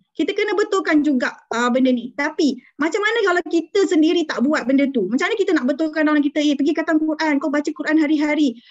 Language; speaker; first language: Malay; native; Malay